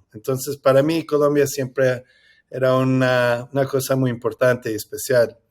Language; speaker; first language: Spanish; early bilingual, heritage; English